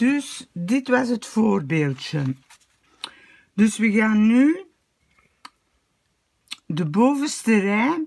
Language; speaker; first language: Dutch; native; Dutch